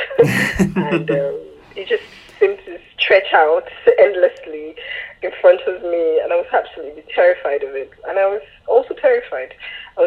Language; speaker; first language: English; non-native, local second language; Yoruba